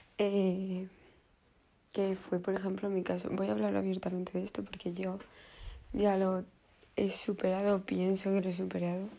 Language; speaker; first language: Spanish; native; Spanish